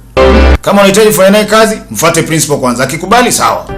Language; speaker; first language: Swahili; native; Swahili